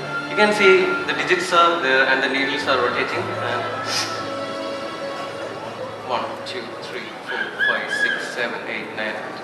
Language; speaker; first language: English; non-native, local second language; Malayalam